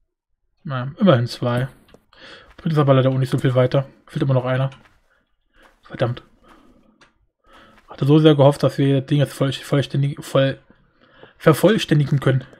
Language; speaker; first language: German; native; German